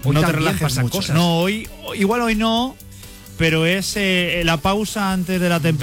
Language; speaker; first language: Spanish; native; Spanish